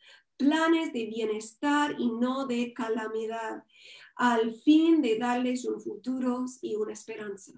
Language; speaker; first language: Spanish; non-native, fluent; English